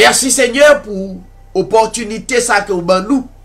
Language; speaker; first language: French; non-native, local second language; Haitian Creole